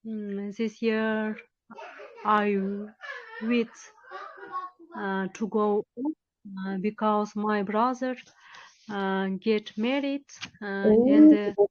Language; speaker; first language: English; non-native, learner; Kyrgyz